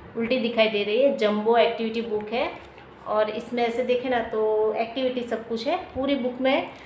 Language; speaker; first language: Hindi; non-native, local second language; Gujarati